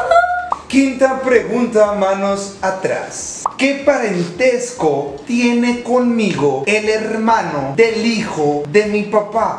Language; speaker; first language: Spanish; native; Spanish